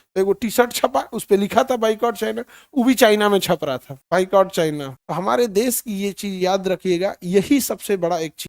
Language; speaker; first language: Hindi; native; Hindi